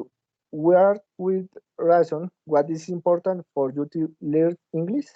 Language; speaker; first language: English; non-native, learner; Spanish